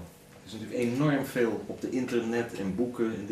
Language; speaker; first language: Dutch; native; Dutch